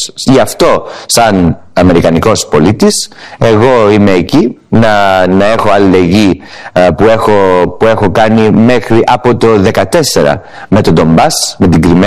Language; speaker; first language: Greek; early bilingual, heritage; English